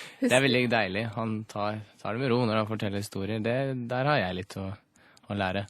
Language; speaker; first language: Norwegian; early bilingual, other home language; Russian